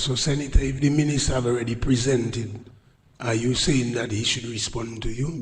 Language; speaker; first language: English; native; English